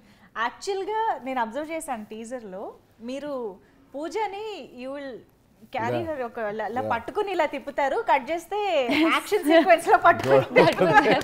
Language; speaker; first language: Telugu; native; Telugu